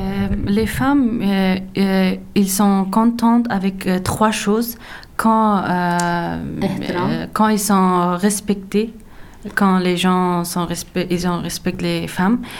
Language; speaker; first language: French; non-native, learner; Persian